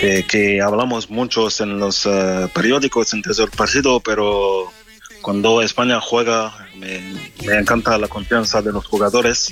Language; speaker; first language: Spanish; non-native, fluent; French